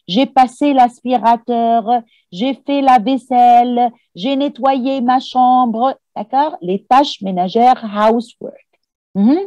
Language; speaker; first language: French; non-native, fluent; Arabic